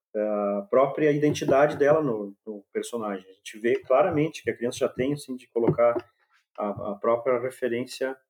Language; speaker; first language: Portuguese; native; Portuguese